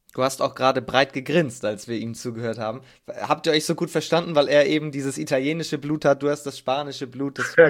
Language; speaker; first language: German; native; German